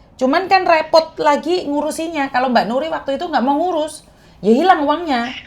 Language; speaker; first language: Indonesian; non-native, local second language; Javanese